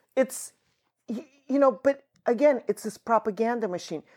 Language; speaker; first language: English; early bilingual, other home language; Russian